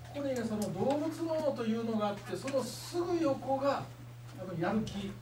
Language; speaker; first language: Japanese; native; Japanese